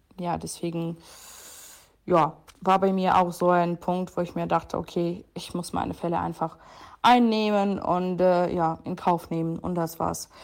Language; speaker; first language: German; non-native, fluent; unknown